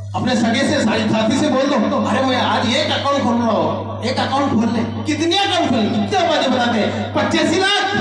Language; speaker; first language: Hindi; non-native, local second language; Marathi